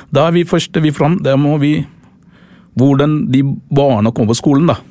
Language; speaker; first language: Norwegian; non-native, learner; Sinhala